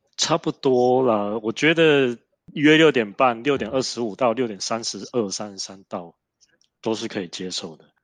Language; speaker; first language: Chinese; native; Chinese